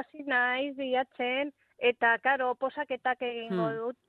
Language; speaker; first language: Basque; non-native, local second language; Spanish